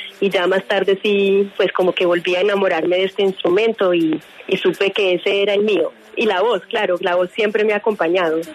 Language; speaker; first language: Spanish; early bilingual, heritage; French